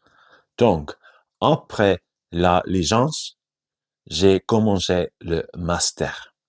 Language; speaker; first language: French; non-native, fluent; Finnish